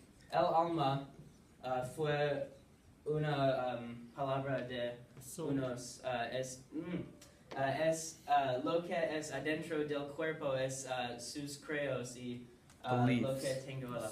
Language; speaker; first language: Spanish; non-native, learner; English